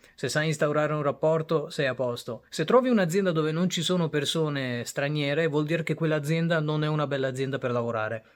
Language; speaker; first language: Italian; early bilingual, other home language; Bangla